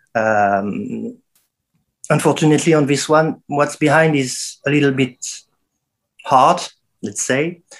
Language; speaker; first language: English; non-native, fluent; French